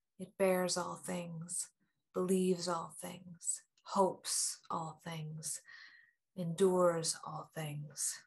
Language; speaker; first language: English; native; English